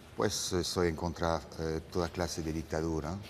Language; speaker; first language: Spanish; non-native, fluent; French